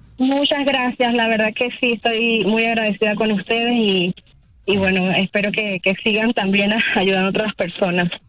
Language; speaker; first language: Spanish; native; Spanish